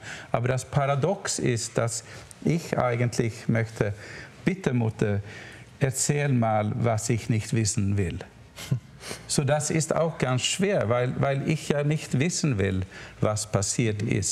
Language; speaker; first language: German; non-native, learner; Swedish